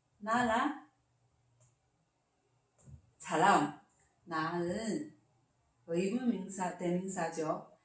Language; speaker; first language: Korean; non-native, learner; Chinese